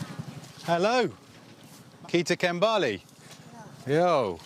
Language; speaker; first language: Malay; non-native, learner; English